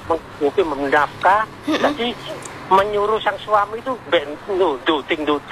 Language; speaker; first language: Indonesian; non-native, local second language; Javanese